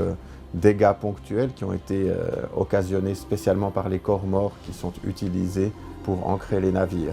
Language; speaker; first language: French; native; French